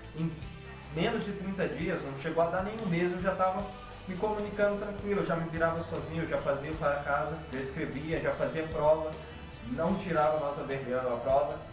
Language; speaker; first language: Portuguese; native; Portuguese